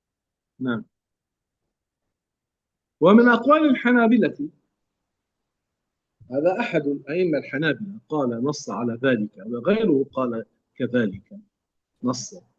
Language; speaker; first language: Arabic; native; Arabic